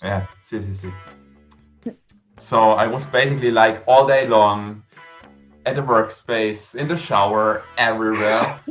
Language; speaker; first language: English; non-native, fluent; German